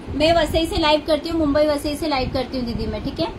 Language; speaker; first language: Hindi; non-native, local second language; Marathi